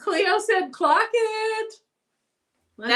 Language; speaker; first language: English; native; English